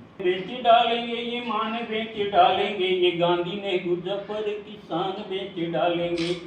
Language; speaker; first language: Hindi; native; Hindi